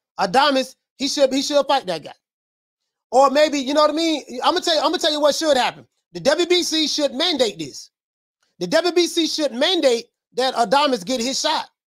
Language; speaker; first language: English; native; English